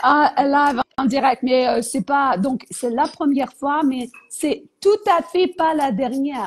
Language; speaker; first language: French; non-native, fluent; Ukrainian